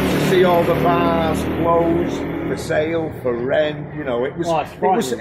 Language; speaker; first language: English; native; English